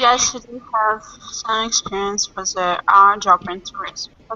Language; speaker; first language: English; non-native, fluent; Russian